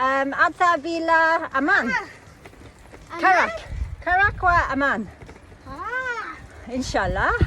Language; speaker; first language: Arabic; non-native, learner; English